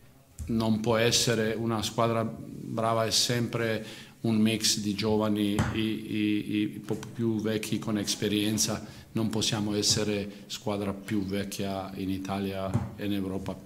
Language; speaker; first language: Italian; non-native, fluent; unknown